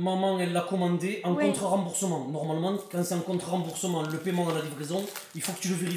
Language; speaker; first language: French; native; French